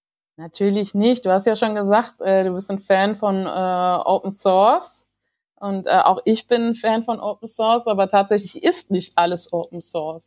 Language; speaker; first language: German; native; German